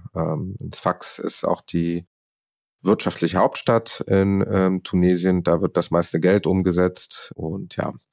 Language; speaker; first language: German; non-native, fluent; Arabic